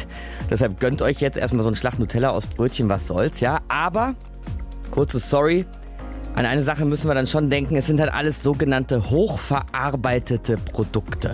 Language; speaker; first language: German; native; German